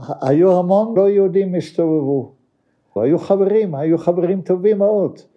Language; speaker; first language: Hebrew; non-native, fluent; Dutch